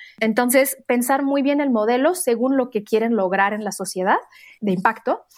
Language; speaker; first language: Spanish; non-native, fluent; Arabic